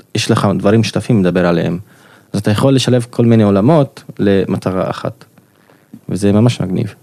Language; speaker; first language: Hebrew; non-native, local second language; Arabic